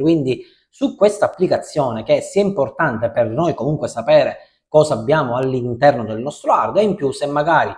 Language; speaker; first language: Italian; native; Italian